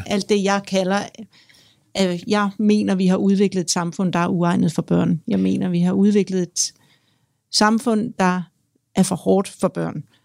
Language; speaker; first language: Danish; native; Danish